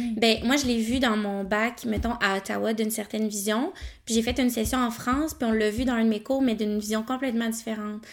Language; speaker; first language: French; native; French